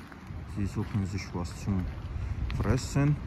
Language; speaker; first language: German; non-native, fluent; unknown